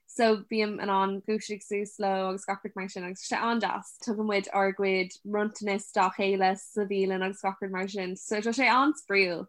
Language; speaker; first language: Irish; non-native, local second language; English